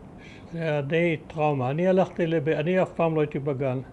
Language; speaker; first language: Hebrew; early bilingual, other home language; German